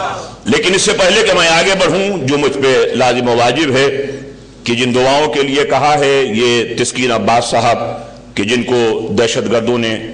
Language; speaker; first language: Urdu; native; Urdu